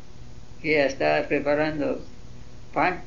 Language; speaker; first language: Spanish; non-native, learner; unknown